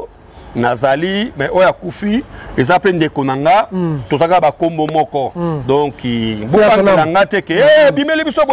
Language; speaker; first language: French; non-native, local second language; Lingala